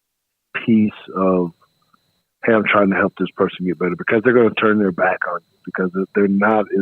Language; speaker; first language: English; native; English